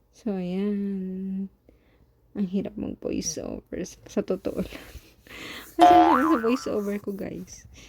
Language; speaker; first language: Filipino; native; Filipino